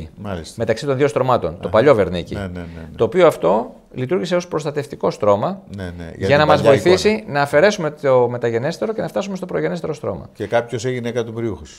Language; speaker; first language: Greek; native; Greek